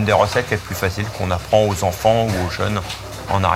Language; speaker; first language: French; native; French